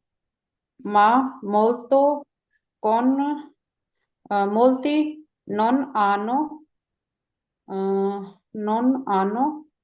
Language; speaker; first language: Italian; non-native, learner; Urdu